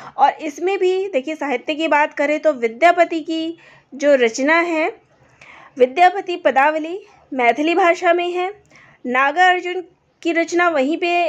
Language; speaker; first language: Hindi; native; Hindi